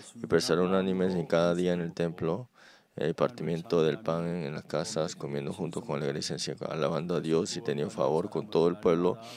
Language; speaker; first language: Spanish; non-native, learner; Korean